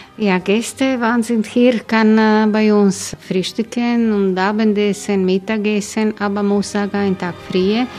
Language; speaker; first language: German; non-native, learner; Croatian